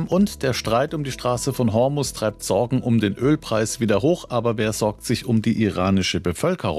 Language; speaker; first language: German; native; German